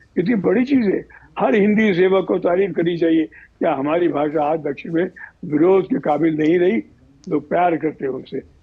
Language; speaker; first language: Hindi; non-native, local second language; Telugu